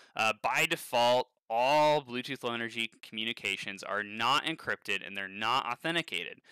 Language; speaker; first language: English; native; English